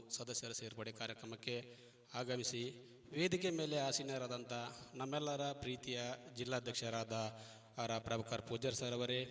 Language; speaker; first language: Kannada; native; Kannada